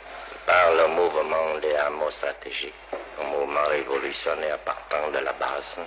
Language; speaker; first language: French; non-native, local second language; Vietnamese